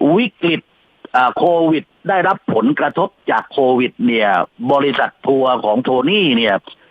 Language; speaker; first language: Thai; native; Thai